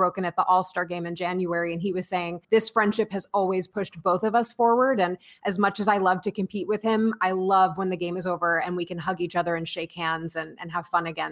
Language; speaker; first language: English; native; English